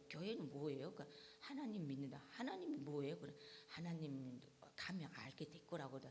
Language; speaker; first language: Korean; native; Korean